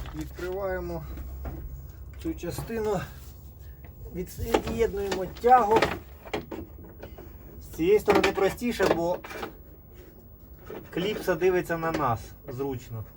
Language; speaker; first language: Ukrainian; native; Ukrainian